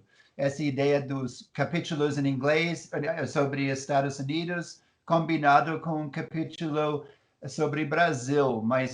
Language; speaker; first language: Portuguese; non-native, fluent; English